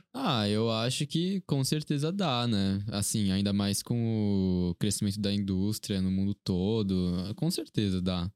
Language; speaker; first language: Portuguese; early bilingual, other home language; Korean